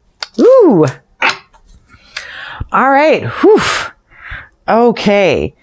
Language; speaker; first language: English; native; English